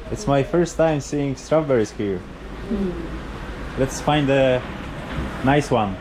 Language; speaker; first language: English; non-native, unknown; Polish